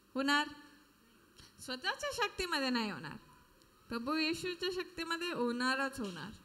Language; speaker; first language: Marathi; non-native, local second language; Hindi